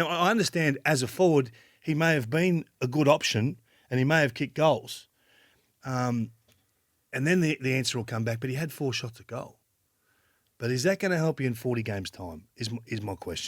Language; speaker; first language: English; native; English